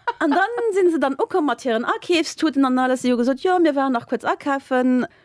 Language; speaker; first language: Luxembourgish; early bilingual, other home language; Spanish